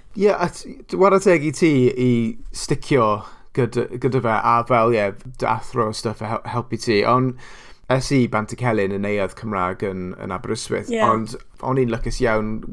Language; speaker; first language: Welsh; non-native, local second language; English